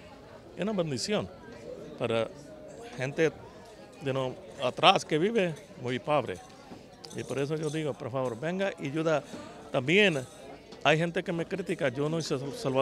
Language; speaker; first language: Spanish; non-native, learner; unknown